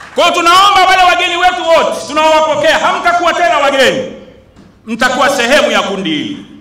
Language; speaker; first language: Swahili; native; Swahili